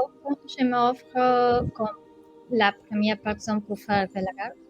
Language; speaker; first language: French; non-native, learner; Spanish